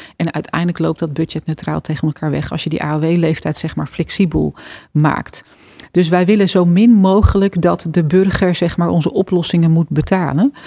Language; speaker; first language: Dutch; native; Dutch